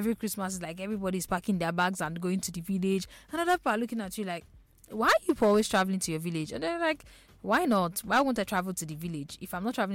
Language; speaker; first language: English; non-native, local second language; Igbo